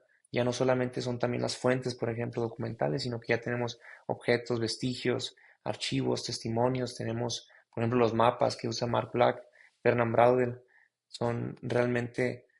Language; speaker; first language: Spanish; native; Spanish